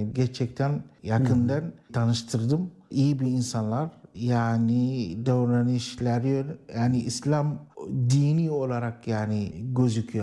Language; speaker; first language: Turkish; non-native, learner; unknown